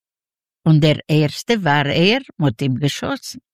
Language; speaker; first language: German; non-native, learner; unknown